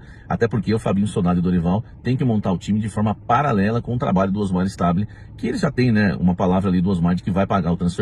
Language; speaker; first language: Portuguese; native; Portuguese